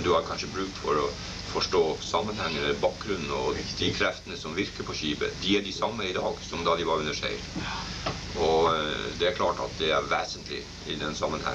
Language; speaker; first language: Norwegian; native; Norwegian